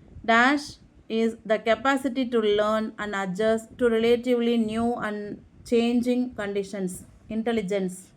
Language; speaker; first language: English; non-native, local second language; Tamil